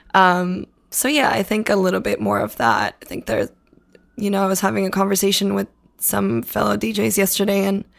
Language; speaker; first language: English; early bilingual, other home language; Spanish